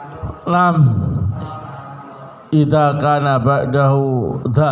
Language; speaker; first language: Arabic; non-native, learner; Indonesian